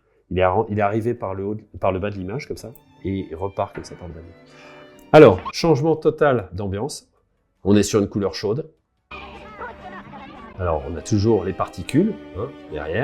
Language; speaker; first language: French; native; French